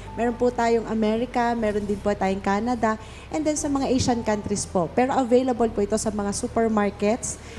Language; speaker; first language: Filipino; native; Filipino